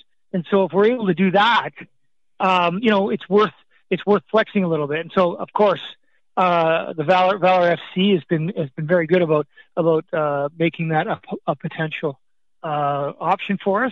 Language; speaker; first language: English; native; English